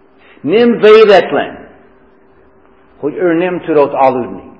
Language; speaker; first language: Hungarian; non-native, fluent; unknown